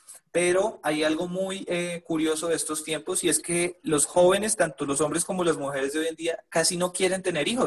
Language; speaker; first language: Spanish; native; Spanish